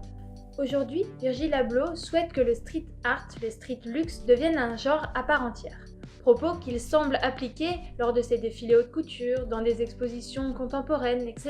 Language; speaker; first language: French; native; French